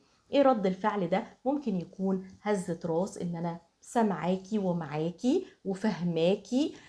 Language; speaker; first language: Arabic; native; Arabic